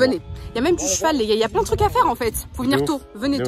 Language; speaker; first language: French; early bilingual, other home language; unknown